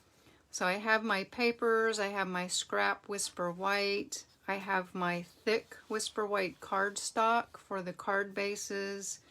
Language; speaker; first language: English; native; English